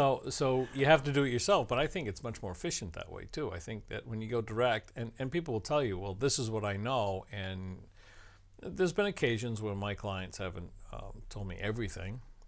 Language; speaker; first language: English; native; English